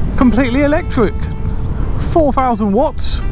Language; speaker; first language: English; native; English